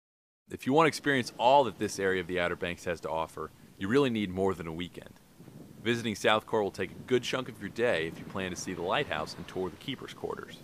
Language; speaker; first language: English; native; English